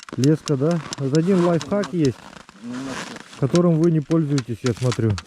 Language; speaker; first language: Russian; native; Russian